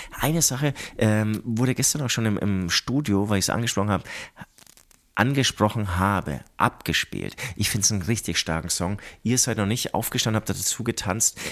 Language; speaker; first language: German; native; German